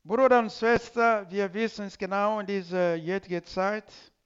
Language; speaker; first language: German; non-native, learner; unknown